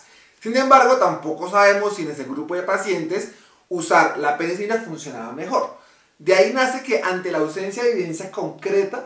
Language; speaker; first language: Spanish; native; Spanish